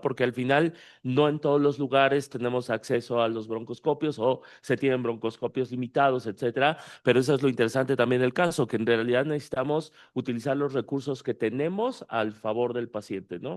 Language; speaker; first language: Spanish; native; Spanish